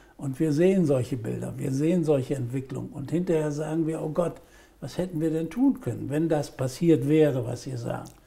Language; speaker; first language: German; native; German